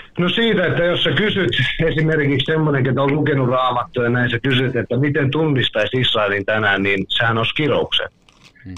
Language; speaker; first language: Finnish; native; Finnish